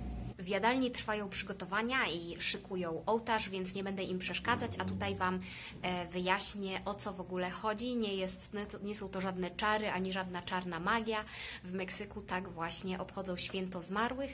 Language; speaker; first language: Polish; native; Polish